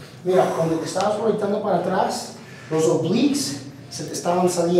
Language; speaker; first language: Spanish; early bilingual, heritage; Spanish